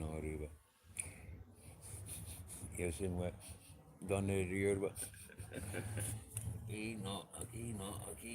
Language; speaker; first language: Spanish; non-native, learner; English